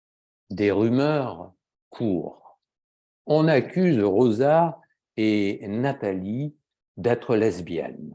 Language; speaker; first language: French; native; French